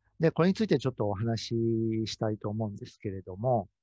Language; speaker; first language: Japanese; native; Japanese